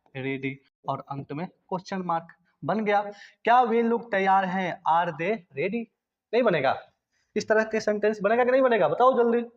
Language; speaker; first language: Hindi; native; Hindi